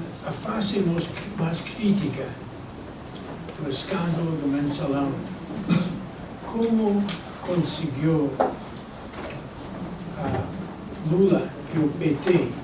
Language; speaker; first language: Portuguese; non-native, fluent; Spanish